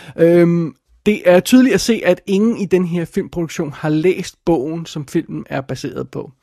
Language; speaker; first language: Danish; native; Danish